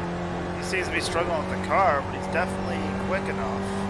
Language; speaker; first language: English; native; English